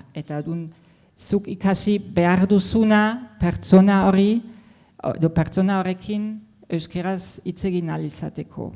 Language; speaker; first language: Basque; non-native, fluent; German